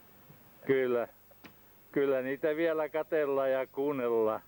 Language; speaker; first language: Finnish; native; Finnish